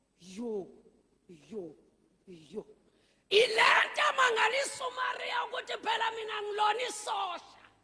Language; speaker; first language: Zulu; native; Zulu